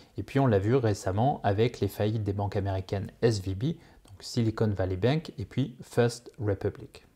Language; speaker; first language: French; native; French